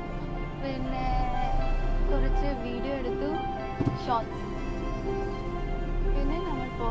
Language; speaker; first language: Malayalam; early bilingual, heritage; Malayalam